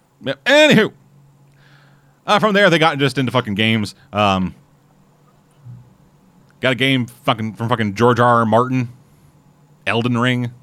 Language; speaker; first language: English; native; English